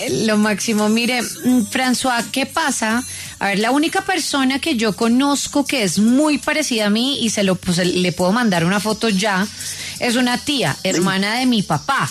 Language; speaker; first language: Spanish; native; Spanish